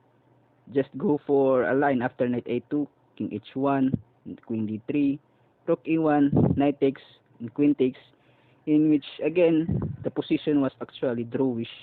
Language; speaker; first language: English; non-native, local second language; Filipino